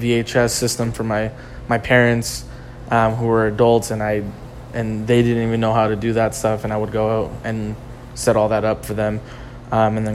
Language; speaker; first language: English; native; English